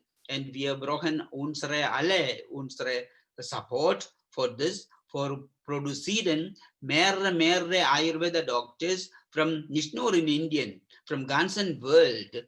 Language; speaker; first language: German; non-native, learner; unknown